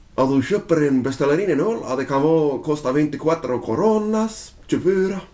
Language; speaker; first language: Swedish; non-native, fluent; Spanish